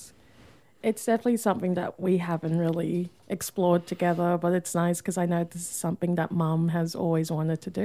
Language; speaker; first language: English; native; English